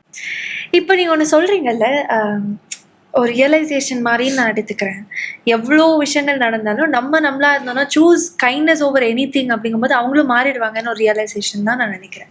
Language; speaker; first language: Tamil; native; Tamil